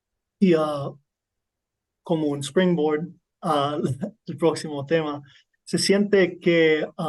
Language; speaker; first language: Spanish; non-native, learner; English